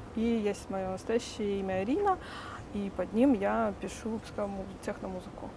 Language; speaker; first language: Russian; native; Russian